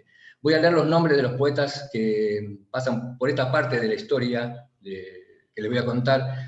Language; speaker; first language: Spanish; native; Spanish